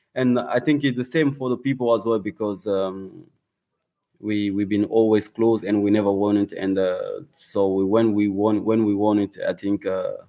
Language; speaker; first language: English; non-native, learner; Wolof